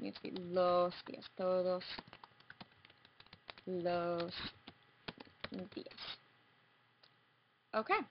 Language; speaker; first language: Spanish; non-native, fluent; English